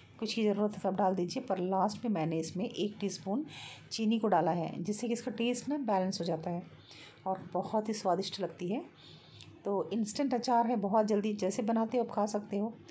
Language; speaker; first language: Hindi; native; Hindi